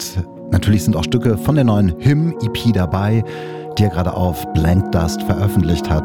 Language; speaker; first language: German; native; German